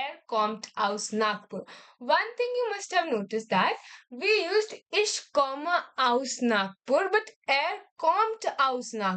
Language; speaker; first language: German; non-native, learner; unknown